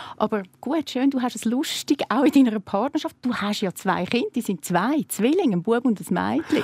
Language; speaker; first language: German; native; German